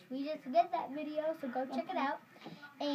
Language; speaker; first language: English; native; English